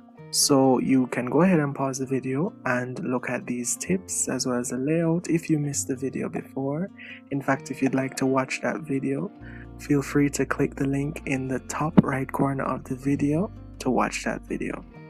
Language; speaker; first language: English; native; English